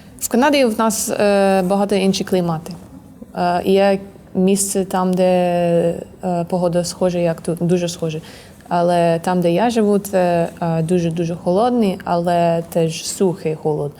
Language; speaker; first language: Ukrainian; non-native, learner; English